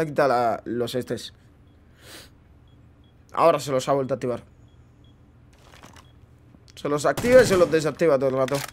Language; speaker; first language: Spanish; native; Spanish